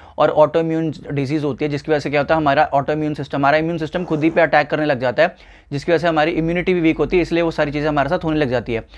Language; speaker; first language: Hindi; native; Hindi